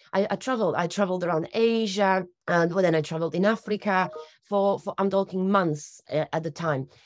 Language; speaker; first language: English; non-native, fluent; Slovak